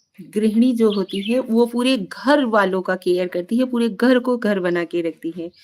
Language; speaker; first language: Hindi; native; Hindi